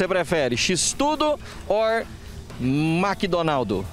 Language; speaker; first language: Portuguese; native; Portuguese